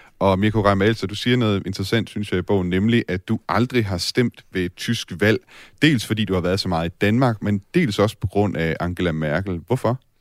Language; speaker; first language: Danish; native; Danish